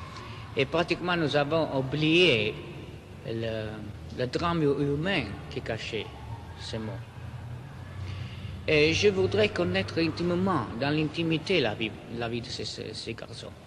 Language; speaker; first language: French; non-native, fluent; Italian